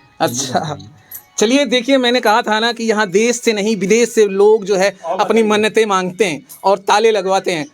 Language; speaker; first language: Hindi; native; Hindi